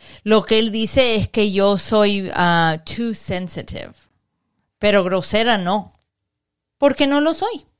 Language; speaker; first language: Spanish; early bilingual, heritage; Spanish